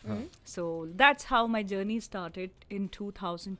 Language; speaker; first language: Malayalam; non-native, local second language; Hindi